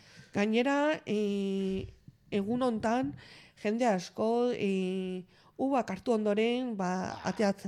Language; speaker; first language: Basque; non-native, local second language; Spanish